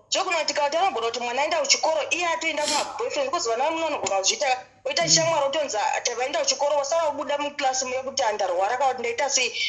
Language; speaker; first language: Shona; early bilingual, other home language; Nyanja